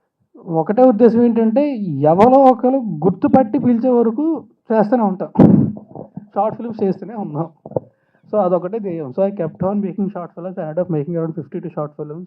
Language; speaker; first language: Telugu; native; Telugu